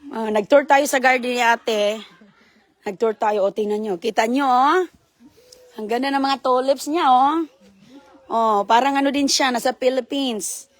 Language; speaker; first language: Filipino; non-native, local second language; Cebuano